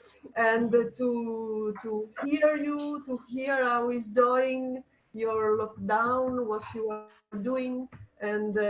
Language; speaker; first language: English; non-native, learner; Italian